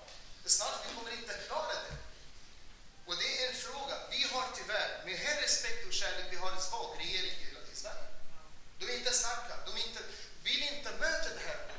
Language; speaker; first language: Swedish; non-native, fluent; Arabic